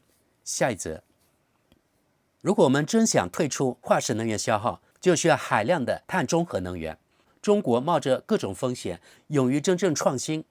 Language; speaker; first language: Chinese; native; Chinese